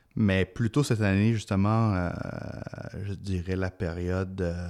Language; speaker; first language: French; early bilingual, other home language; Arabic